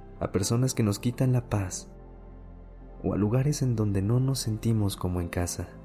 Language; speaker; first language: Spanish; native; Spanish